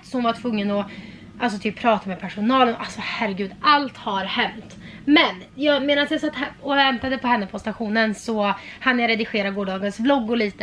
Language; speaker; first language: Swedish; native; Swedish